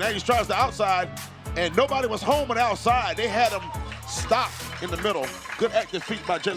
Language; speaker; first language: English; native; English